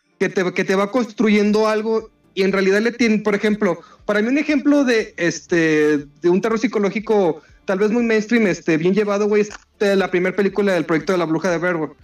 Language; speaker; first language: Spanish; native; Spanish